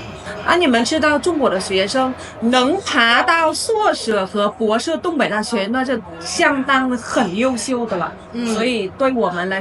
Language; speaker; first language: Chinese; non-native, fluent; Vietnamese